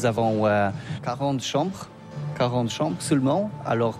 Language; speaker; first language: French; non-native, learner; Polish